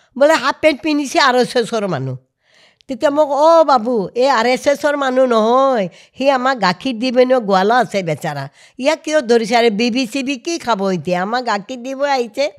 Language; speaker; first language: Assamese; non-native, local second language; Hindi